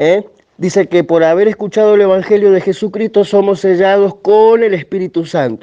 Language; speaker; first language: Spanish; native; Spanish